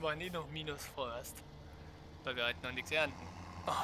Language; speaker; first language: German; native; German